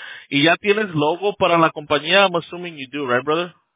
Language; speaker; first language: Spanish; early bilingual, heritage; Spanish